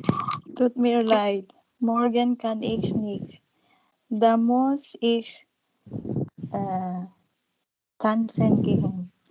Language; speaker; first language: German; non-native, learner; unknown